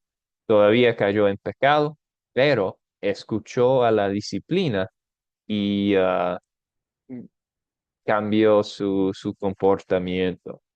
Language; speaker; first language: Spanish; non-native, fluent; English